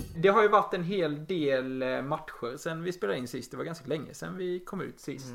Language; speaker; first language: Swedish; native; Swedish